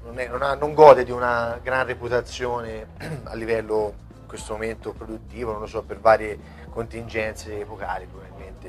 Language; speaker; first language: Italian; native; Italian